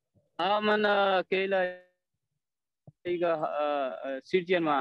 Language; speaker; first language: Chinese; non-native, learner; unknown